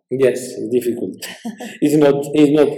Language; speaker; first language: English; non-native, learner; Spanish